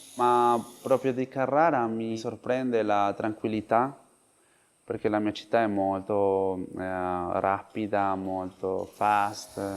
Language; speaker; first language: Italian; non-native, fluent; Spanish